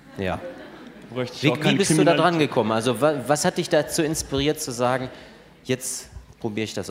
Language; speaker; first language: German; native; German